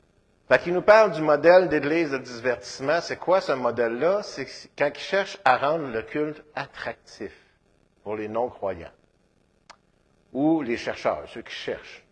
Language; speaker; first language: French; native; French